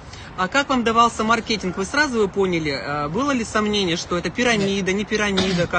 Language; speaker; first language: Russian; native; Russian